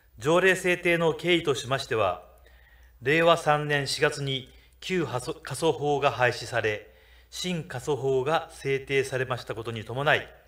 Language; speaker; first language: Japanese; native; Japanese